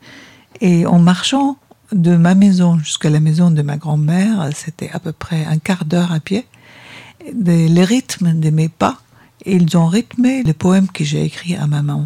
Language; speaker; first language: French; non-native, fluent; Arabic